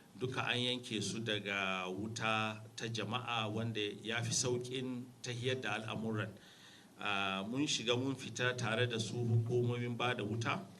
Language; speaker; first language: Hausa; native; Hausa